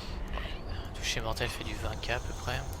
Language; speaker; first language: French; native; French